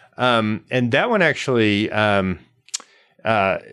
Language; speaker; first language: English; native; English